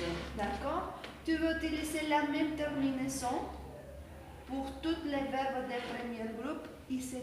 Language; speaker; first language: French; non-native, fluent; Spanish